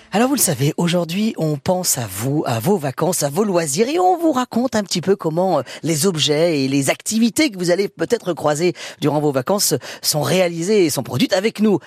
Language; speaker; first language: French; native; French